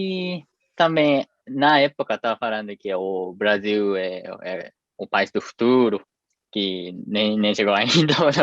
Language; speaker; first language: Portuguese; non-native, fluent; Japanese